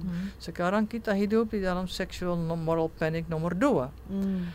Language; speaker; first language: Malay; non-native, fluent; Dutch